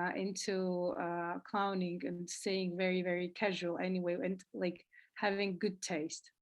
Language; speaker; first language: English; non-native, fluent; Georgian